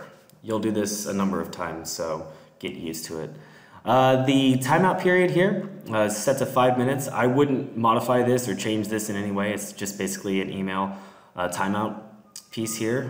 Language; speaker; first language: English; native; English